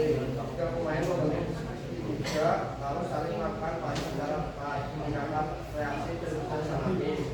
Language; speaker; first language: Indonesian; native; Indonesian